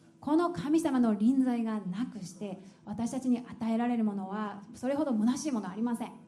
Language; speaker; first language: Japanese; native; Japanese